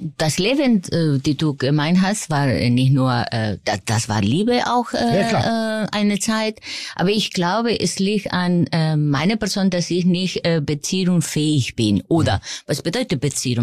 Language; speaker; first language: German; non-native, fluent; Spanish